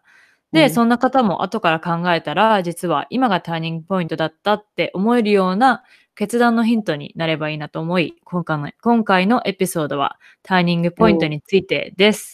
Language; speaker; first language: Japanese; native; Japanese